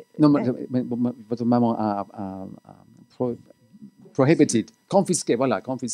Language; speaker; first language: French; non-native, fluent; English